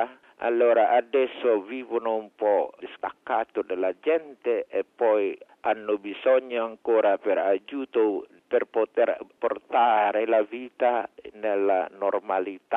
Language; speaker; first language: Italian; non-native, fluent; Indonesian